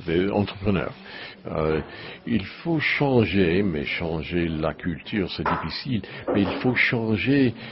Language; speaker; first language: French; non-native, learner; English